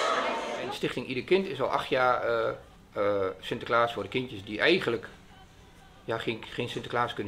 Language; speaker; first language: Dutch; native; Dutch